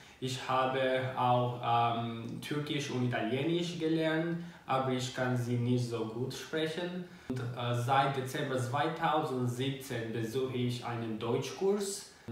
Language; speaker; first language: German; non-native, learner; Albanian